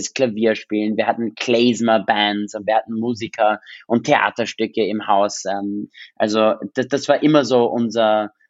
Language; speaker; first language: German; non-native, local second language; English